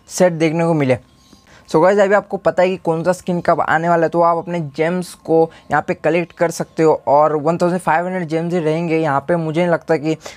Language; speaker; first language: Hindi; native; Hindi